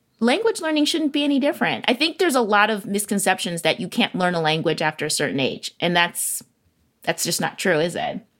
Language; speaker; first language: English; native; English